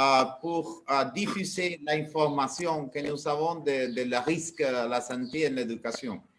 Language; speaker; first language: French; non-native, learner; Spanish